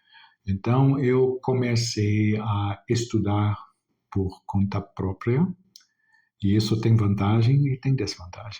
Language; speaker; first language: Portuguese; non-native, fluent; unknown